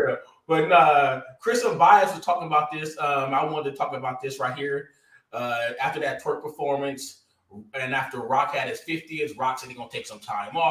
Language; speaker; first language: English; native; English